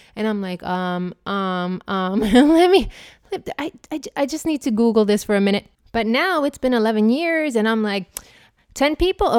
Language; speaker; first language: English; non-native, fluent; Spanish